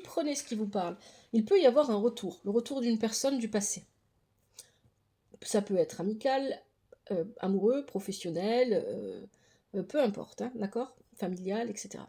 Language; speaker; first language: French; native; French